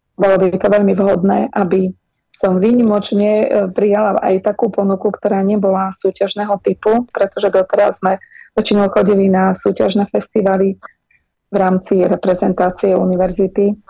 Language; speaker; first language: Slovak; native; Slovak